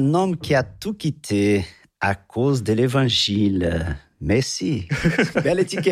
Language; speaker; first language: French; non-native, fluent; Portuguese